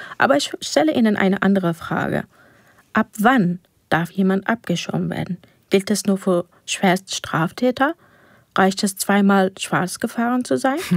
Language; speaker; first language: German; non-native, fluent; Persian